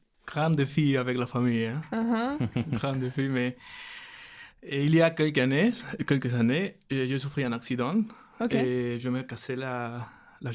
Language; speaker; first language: French; non-native, learner; Spanish